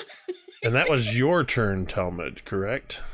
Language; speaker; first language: English; native; English